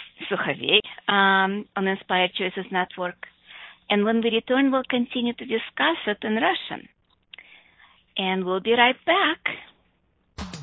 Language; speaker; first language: English; non-native, fluent; Russian